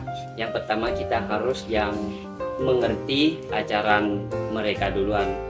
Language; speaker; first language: Indonesian; non-native, learner; Thai